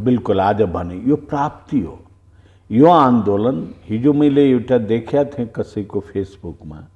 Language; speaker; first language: Nepali; non-native, local second language; Bhojpuri